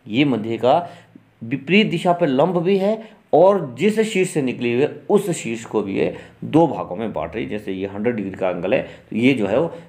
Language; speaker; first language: Hindi; native; Hindi